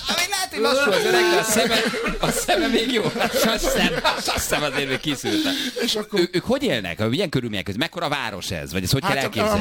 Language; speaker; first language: Hungarian; native; Hungarian